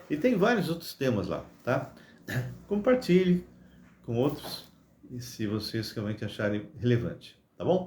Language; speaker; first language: Portuguese; native; Portuguese